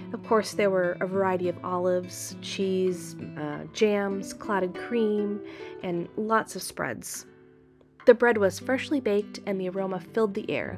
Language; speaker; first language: English; native; English